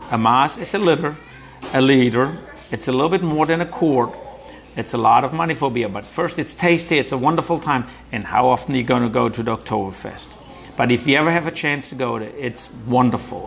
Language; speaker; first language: English; non-native, fluent; German